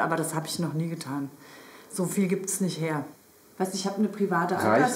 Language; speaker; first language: German; native; German